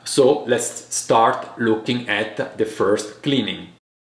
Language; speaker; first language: English; non-native, fluent; Italian